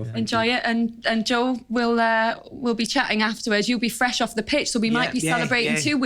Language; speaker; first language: English; native; English